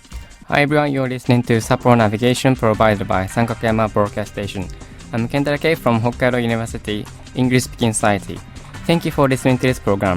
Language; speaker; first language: English; non-native, fluent; Japanese